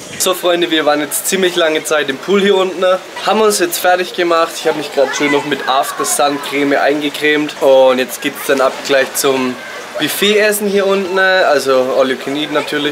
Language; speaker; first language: German; native; German